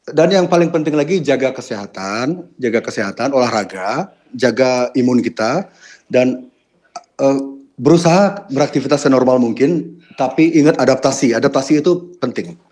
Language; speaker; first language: Indonesian; native; Indonesian